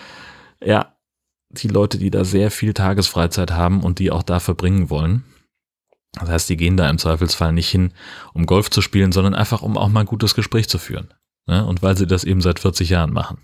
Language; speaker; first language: German; native; German